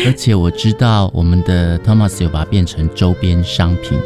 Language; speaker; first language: Chinese; native; Chinese